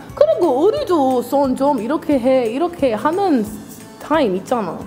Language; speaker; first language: Korean; non-native, learner; English